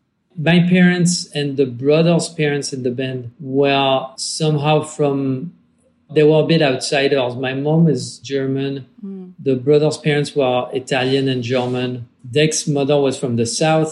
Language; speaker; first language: English; non-native, fluent; French